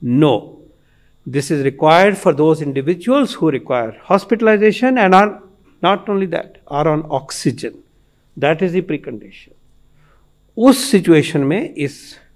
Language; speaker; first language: Hindi; native; Hindi